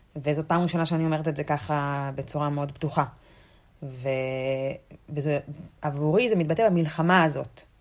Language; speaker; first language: Hebrew; early bilingual, other home language; Russian